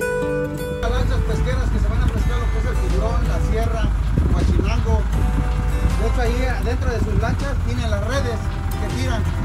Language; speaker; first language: Spanish; native; Spanish